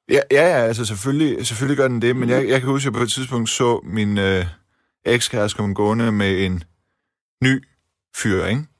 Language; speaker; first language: Danish; early bilingual, other home language; Persian